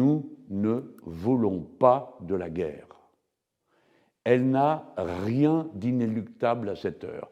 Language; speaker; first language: French; native; French